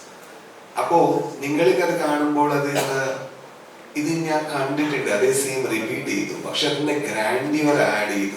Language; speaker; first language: Malayalam; non-native, learner; Kannada